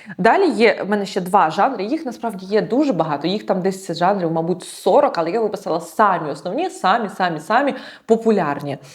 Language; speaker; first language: Ukrainian; non-native, local second language; Russian